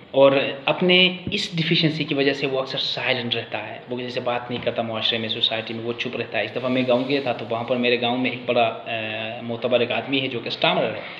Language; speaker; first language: Urdu; non-native, local second language; Khowar